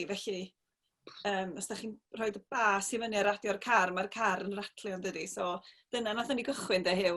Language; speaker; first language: Welsh; native; Welsh